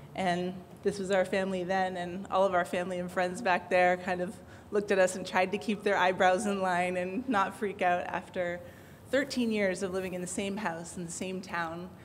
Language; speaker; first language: English; native; English